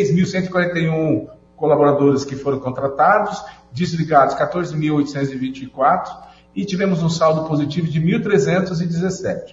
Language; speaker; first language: Portuguese; native; Portuguese